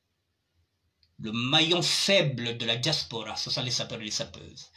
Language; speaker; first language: French; non-native, local second language; Lingala